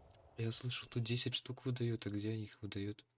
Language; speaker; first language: Russian; native; Russian